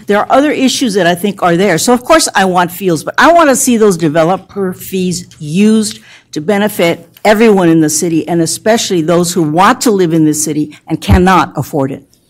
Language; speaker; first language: English; early bilingual, other home language; Spanish